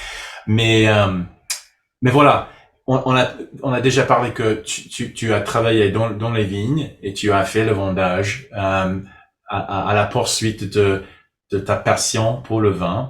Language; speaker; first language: French; non-native, learner; English